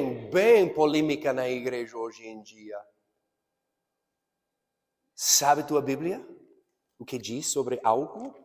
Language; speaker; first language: Portuguese; non-native, fluent; English